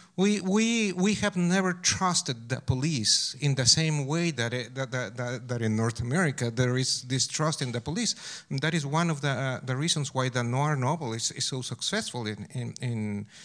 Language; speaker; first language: English; non-native, fluent; Spanish